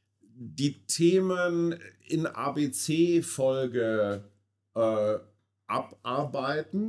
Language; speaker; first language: German; native; German